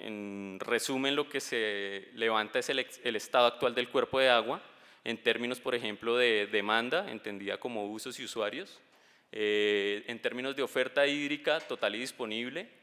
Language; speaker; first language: Spanish; native; Spanish